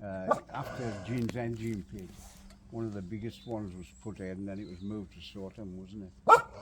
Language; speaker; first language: English; native; English